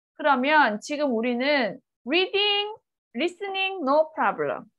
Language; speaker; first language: Korean; native; Korean